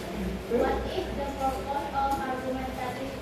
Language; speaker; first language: English; non-native, learner; Indonesian